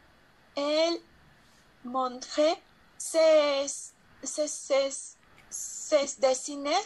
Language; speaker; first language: French; non-native, learner; Spanish